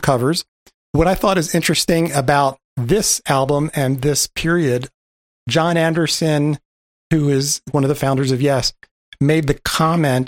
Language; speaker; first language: English; native; English